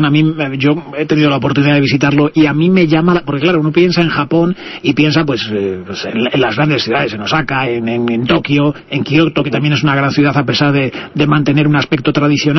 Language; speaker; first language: Spanish; native; Spanish